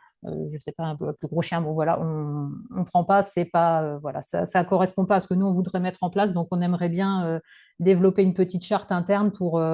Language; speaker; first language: French; native; French